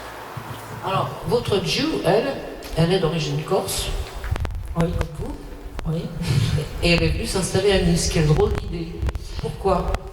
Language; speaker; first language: French; native; French